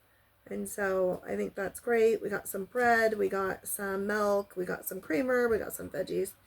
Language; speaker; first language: English; native; English